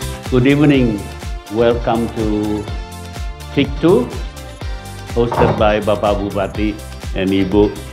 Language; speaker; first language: English; non-native, fluent; Indonesian